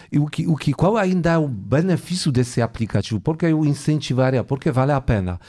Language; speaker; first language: Portuguese; non-native, fluent; Polish